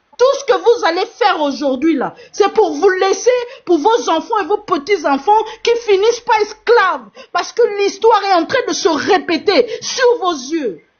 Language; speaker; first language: French; non-native, fluent; Portuguese